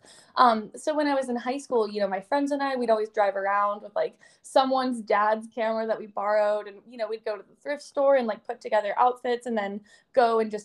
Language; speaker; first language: English; native; English